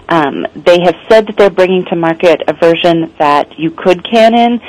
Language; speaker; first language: English; native; English